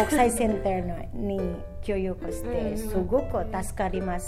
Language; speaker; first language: Japanese; non-native, learner; Filipino